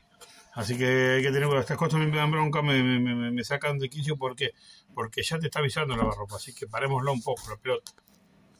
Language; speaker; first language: Spanish; native; Spanish